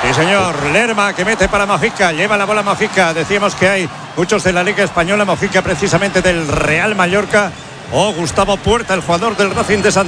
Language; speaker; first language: Spanish; native; Spanish